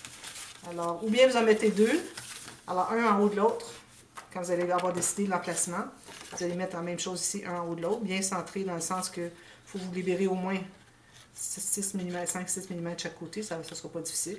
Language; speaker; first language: French; native; French